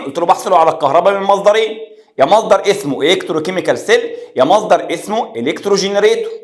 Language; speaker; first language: Arabic; native; Arabic